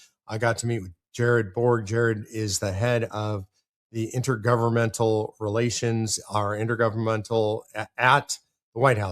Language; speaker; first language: English; native; English